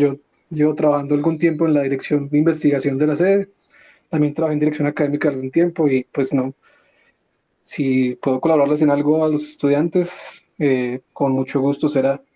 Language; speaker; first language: Spanish; native; Spanish